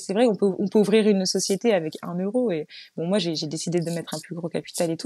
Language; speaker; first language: French; native; French